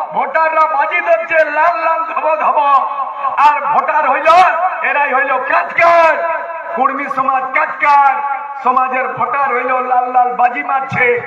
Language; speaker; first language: Bangla; non-native, local second language; Santali